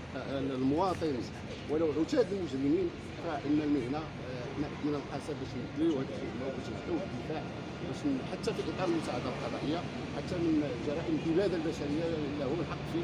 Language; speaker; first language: Arabic; native; Arabic